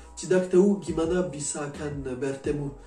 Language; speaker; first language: Indonesian; non-native, learner; French